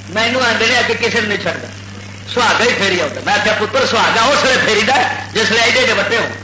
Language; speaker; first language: Urdu; native; Urdu